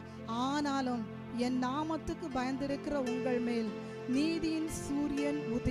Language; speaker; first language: Tamil; native; Tamil